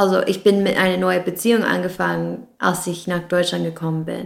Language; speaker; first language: German; non-native, fluent; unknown